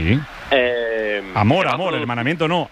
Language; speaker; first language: Spanish; native; Spanish